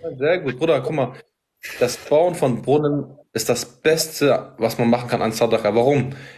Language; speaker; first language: German; early bilingual, other home language; Arabic